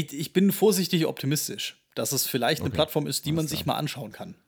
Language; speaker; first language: German; native; German